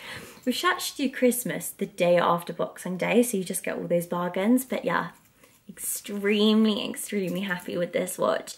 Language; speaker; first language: English; native; English